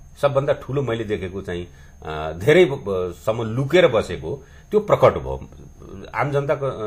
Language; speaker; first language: Nepali; non-native, local second language; Bhojpuri